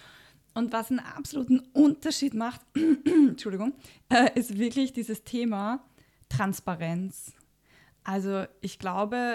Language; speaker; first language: German; native; German